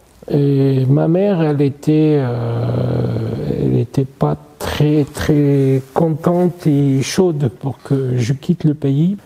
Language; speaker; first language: French; non-native, fluent; Arabic